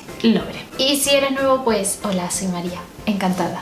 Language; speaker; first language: Spanish; native; Spanish